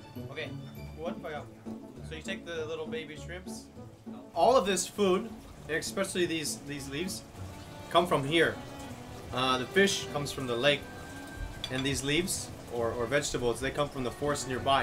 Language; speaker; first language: English; native; English